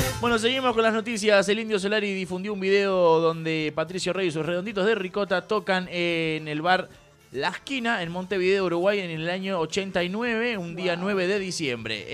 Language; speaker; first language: Spanish; native; Spanish